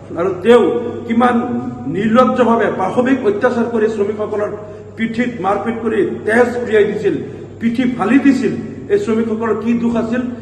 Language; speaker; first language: Assamese; non-native, local second language; Bangla